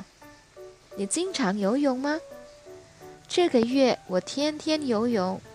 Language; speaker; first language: Chinese; non-native, fluent; Indonesian